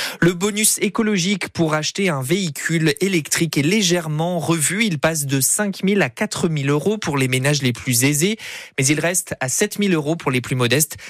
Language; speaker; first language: French; native; French